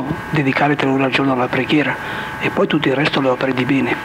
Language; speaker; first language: Italian; native; Italian